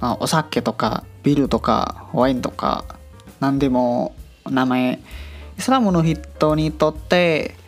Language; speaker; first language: Japanese; non-native, learner; Indonesian